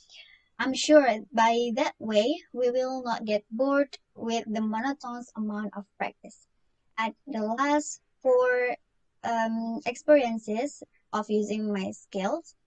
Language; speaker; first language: English; non-native, learner; Indonesian